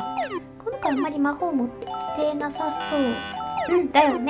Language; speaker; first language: Japanese; native; Japanese